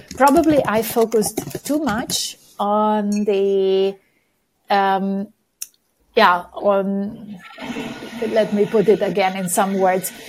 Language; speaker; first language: English; non-native, fluent; Romanian